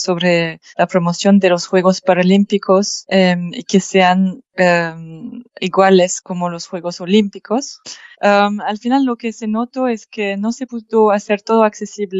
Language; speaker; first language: Spanish; non-native, fluent; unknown